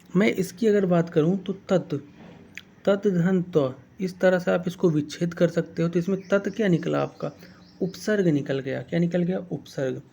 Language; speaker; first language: Hindi; native; Hindi